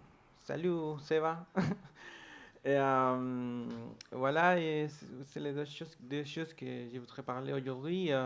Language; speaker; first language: French; non-native, learner; Spanish